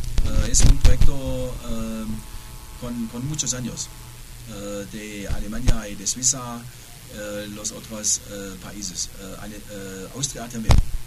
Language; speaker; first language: Spanish; non-native, learner; German